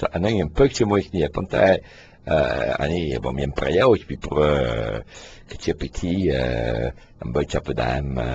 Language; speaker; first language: Khmer; non-native, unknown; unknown